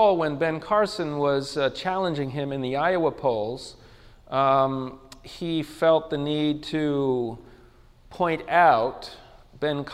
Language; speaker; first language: English; native; English